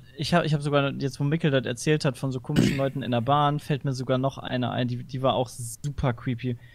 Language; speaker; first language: German; native; German